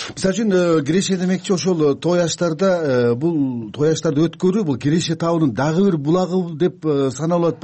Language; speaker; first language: Kyrgyz; native; Kyrgyz